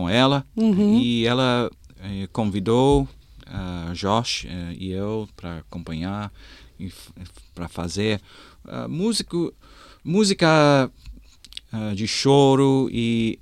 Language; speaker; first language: Portuguese; non-native, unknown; English